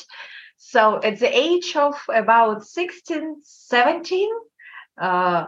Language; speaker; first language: English; non-native, fluent; Kazakh